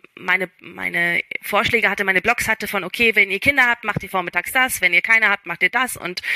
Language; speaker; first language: German; early bilingual, other home language; English